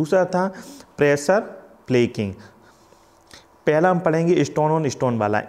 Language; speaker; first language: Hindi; native; Hindi